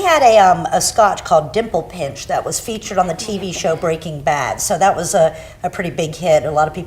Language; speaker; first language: English; native; English